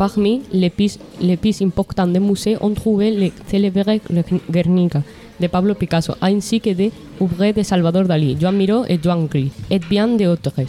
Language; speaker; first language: French; non-native, learner; Spanish